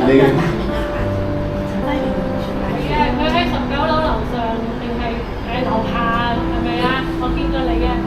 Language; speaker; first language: Cantonese; native; Cantonese